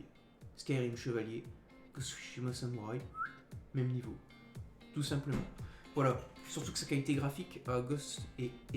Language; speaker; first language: French; native; French